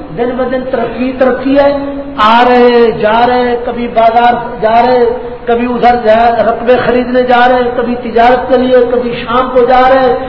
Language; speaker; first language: Urdu; non-native, local second language; Punjabi